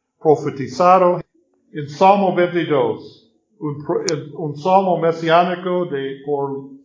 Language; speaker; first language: Spanish; non-native, learner; English